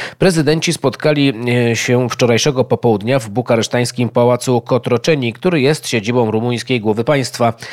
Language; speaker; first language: Polish; native; Polish